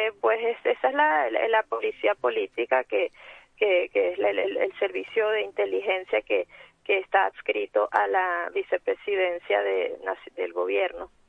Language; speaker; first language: Spanish; native; Spanish